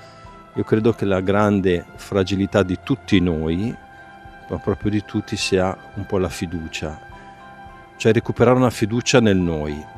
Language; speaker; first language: Italian; native; Italian